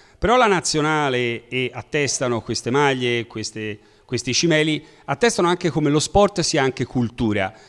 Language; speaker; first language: Italian; native; Italian